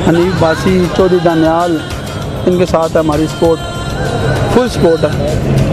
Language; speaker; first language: Urdu; native; Urdu